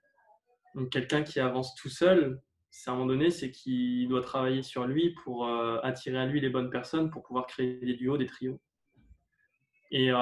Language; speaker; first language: French; native; French